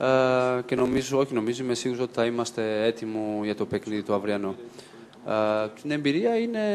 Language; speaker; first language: Greek; non-native, fluent; Portuguese